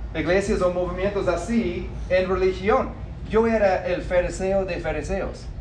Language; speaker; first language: Spanish; non-native, fluent; English